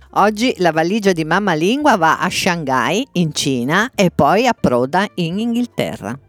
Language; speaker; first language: Italian; native; Italian